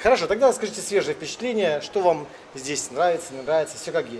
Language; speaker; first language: Russian; native; Russian